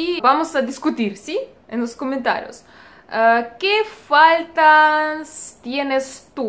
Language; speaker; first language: Spanish; non-native, learner; Russian